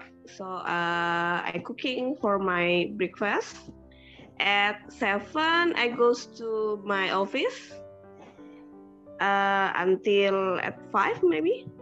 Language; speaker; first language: English; non-native, learner; Indonesian